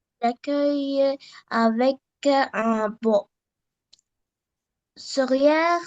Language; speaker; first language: French; non-native, learner; Arabic